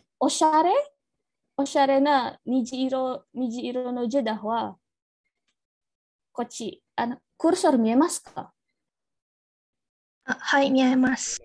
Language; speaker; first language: Japanese; non-native, learner; Indonesian